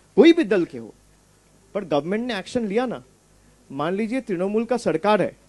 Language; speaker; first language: Hindi; non-native, local second language; Bangla